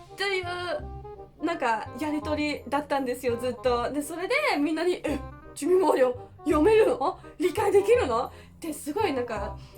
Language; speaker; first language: Japanese; non-native, fluent; German